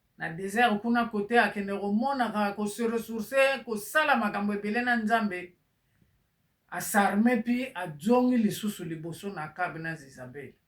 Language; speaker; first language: Lingala; native; Lingala